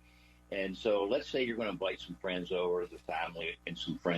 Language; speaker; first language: English; native; English